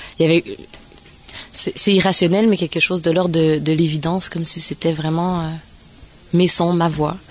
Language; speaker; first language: French; native; French